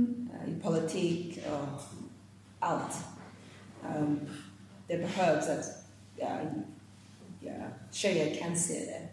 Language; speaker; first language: Swedish; non-native, learner; English